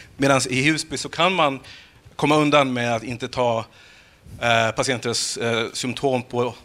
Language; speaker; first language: Swedish; early bilingual, other home language; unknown